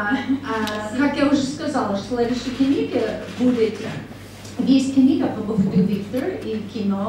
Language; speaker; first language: Russian; non-native, learner; English